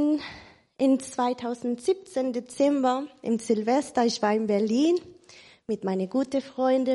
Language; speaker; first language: German; non-native, fluent; Spanish